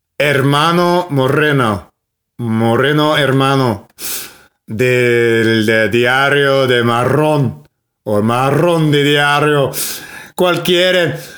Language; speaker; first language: Spanish; non-native, learner; English